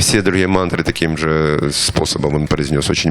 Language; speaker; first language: Russian; native; Russian